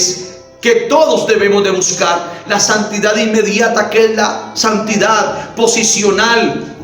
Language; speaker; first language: Spanish; native; Spanish